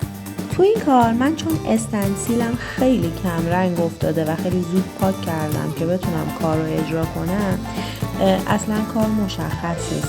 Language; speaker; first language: Persian; native; Persian